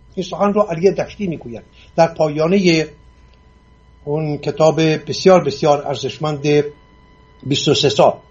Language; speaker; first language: Persian; non-native, local second language; Assyrian Neo-Aramaic